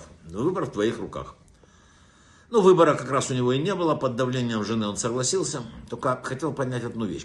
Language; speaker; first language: Russian; native; Russian